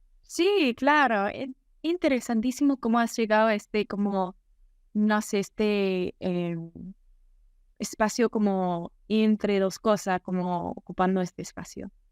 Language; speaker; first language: Spanish; non-native, fluent; English